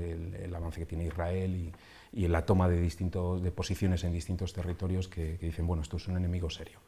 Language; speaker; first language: Spanish; native; Spanish